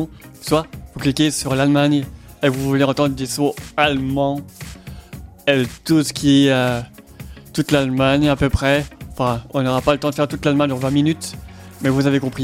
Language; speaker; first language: French; native; French